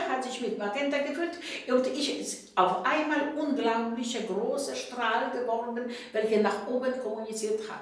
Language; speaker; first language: German; non-native, fluent; Polish